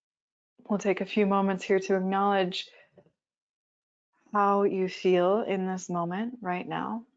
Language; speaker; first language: English; native; English